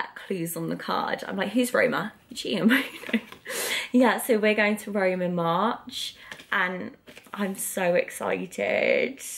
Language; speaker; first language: English; native; English